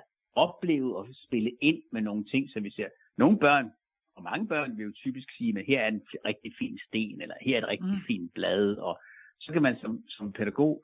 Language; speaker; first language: Danish; native; Danish